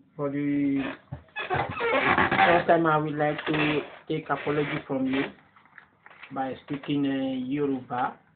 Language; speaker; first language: English; non-native, local second language; Yoruba